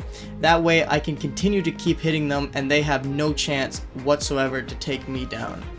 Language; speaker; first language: English; native; English